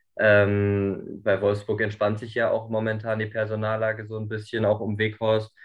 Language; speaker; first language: German; native; German